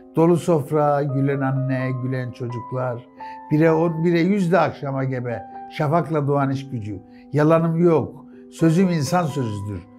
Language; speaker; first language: Turkish; native; Turkish